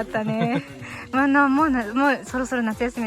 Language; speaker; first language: Japanese; non-native, fluent; Mongolian